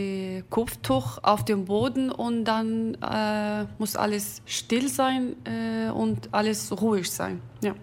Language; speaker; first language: German; non-native, fluent; Kurdish